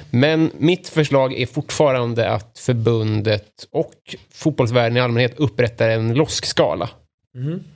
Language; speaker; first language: Swedish; native; Swedish